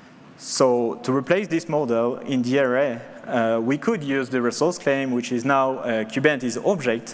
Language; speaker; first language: English; non-native, fluent; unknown